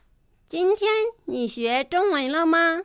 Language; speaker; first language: Chinese; non-native, fluent; Japanese